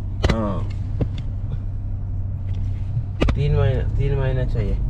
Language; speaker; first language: Hindi; non-native, local second language; Malayalam